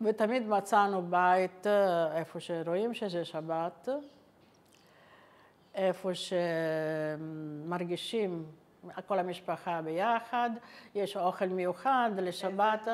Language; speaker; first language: Hebrew; non-native, fluent; Italian